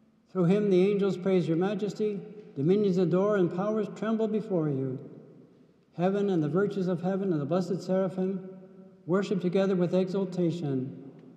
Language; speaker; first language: English; native; English